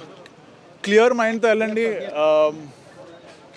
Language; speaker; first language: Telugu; native; Telugu